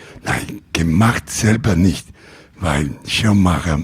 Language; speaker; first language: German; non-native, learner; Italian